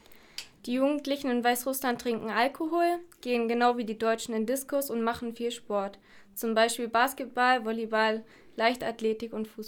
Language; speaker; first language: German; native; German